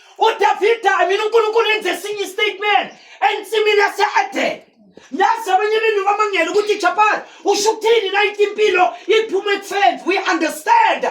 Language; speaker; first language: Zulu; non-native, local second language; Afrikaans